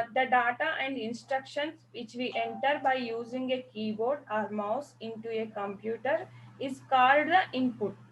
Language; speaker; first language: English; non-native, local second language; Telugu